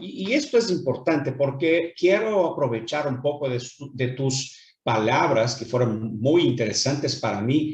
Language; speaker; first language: Spanish; non-native, fluent; Portuguese